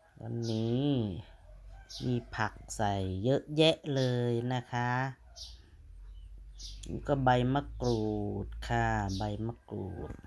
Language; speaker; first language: Thai; non-native, local second language; Lao